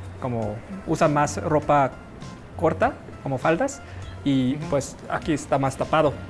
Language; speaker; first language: Spanish; non-native, fluent; Korean